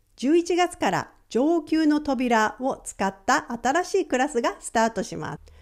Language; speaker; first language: Japanese; native; Japanese